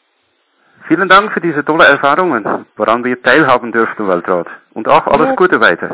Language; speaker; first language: German; native; German